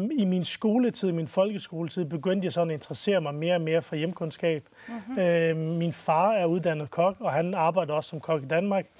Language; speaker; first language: Danish; early bilingual, other home language; Arabic